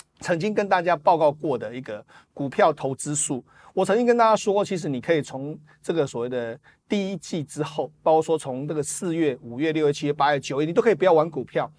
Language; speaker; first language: Chinese; native; Chinese